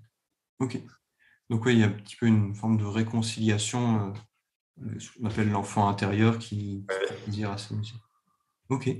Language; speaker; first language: French; native; French